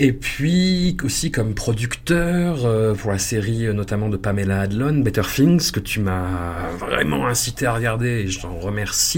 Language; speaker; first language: French; native; French